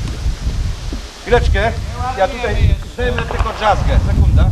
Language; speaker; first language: Polish; native; Polish